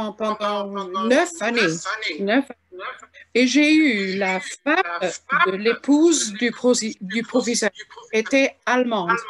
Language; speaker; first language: French; non-native, fluent; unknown